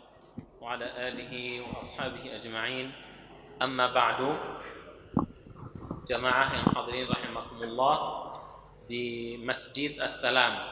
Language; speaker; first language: Indonesian; non-native, fluent; Arabic